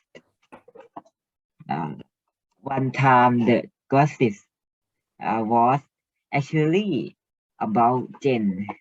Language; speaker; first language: English; non-native, learner; Thai